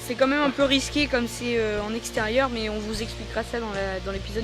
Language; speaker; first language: French; native; French